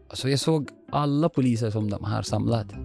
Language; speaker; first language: Swedish; non-native, learner; Arabic